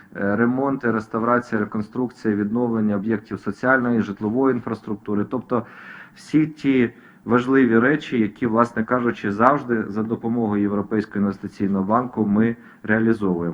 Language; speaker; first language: Ukrainian; native; Ukrainian